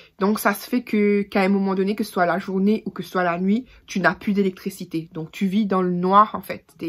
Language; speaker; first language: French; native; French